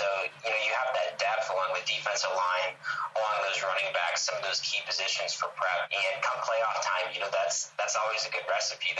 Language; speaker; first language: English; native; English